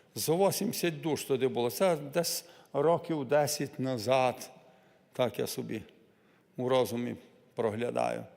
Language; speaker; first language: Ukrainian; native; Ukrainian